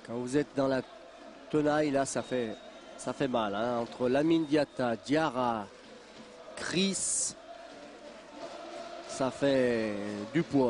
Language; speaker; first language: French; native; French